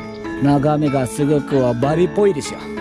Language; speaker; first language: Japanese; non-native, fluent; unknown